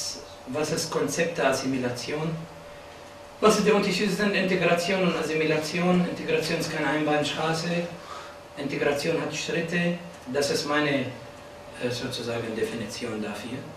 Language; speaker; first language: German; non-native, fluent; Arabic